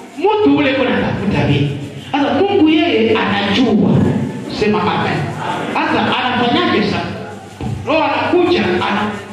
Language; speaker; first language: Swahili; native; Swahili